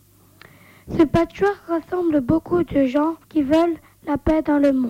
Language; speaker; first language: French; native; French